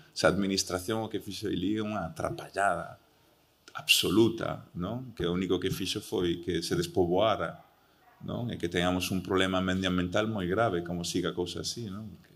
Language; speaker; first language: Galician; early bilingual, heritage; Galician